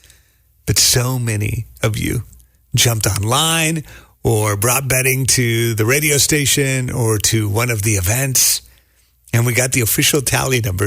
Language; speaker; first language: English; native; English